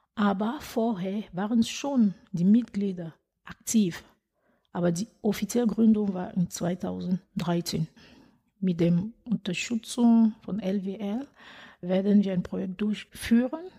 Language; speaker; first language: German; non-native, fluent; French